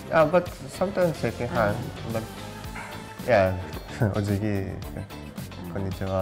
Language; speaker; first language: English; non-native, learner; Japanese